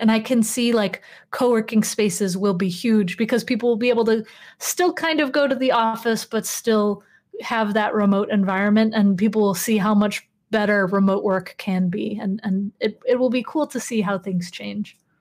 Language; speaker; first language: English; native; English